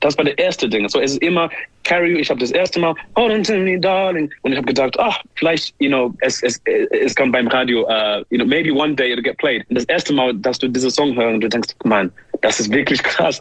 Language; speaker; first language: German; non-native, fluent; English